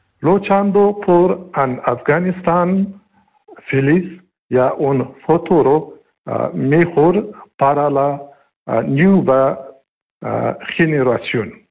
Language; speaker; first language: Spanish; non-native, learner; Pashto